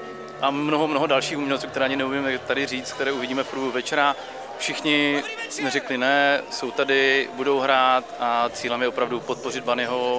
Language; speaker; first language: Czech; native; Czech